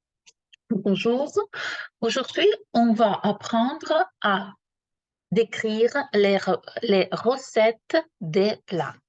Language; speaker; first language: French; non-native, fluent; Ukrainian